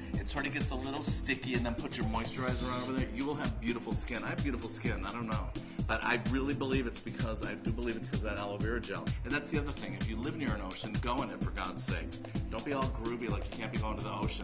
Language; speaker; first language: English; native; English